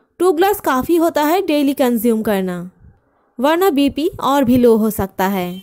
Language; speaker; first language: Hindi; non-native, local second language; Bangla